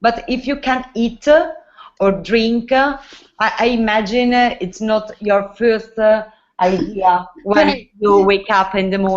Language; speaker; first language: English; non-native, learner; Italian